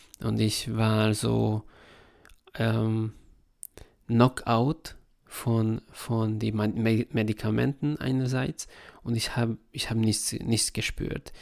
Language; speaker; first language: German; non-native, fluent; Hungarian